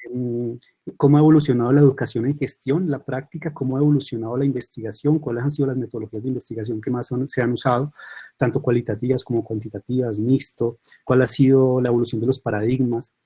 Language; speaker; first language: Spanish; native; Spanish